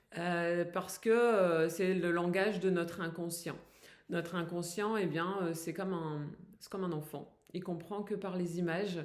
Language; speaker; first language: French; native; French